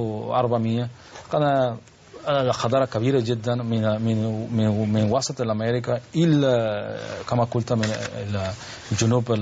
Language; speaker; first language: Arabic; non-native, learner; Spanish